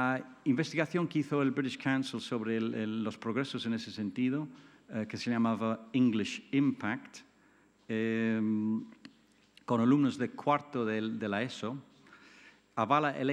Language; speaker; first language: Spanish; non-native, fluent; English